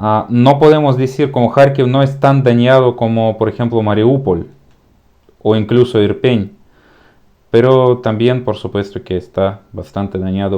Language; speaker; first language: Spanish; non-native, fluent; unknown